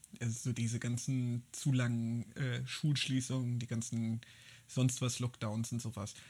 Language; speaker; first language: German; native; German